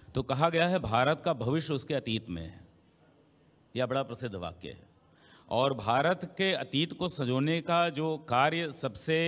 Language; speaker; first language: Hindi; native; Hindi